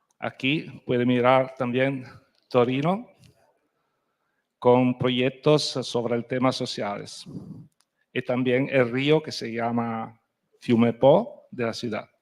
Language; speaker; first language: Spanish; non-native, fluent; Italian